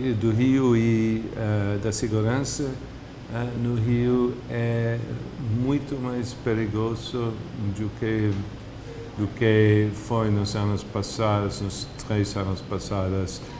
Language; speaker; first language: Portuguese; non-native, fluent; English